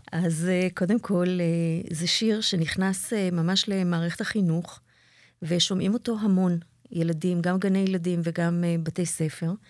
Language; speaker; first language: Hebrew; native; Hebrew